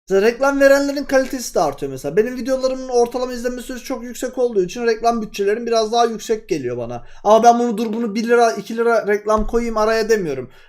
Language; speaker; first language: Turkish; native; Turkish